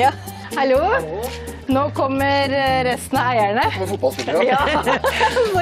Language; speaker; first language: Norwegian; native; Norwegian